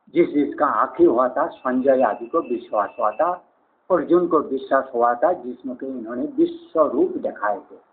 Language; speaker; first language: Hindi; native; Hindi